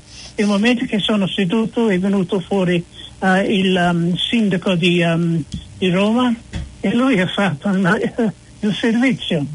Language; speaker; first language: Italian; non-native, fluent; English